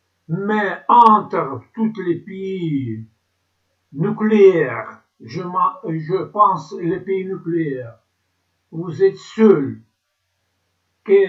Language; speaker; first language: French; non-native, learner; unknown